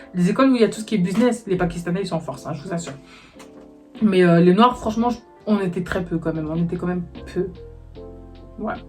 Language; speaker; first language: French; native; French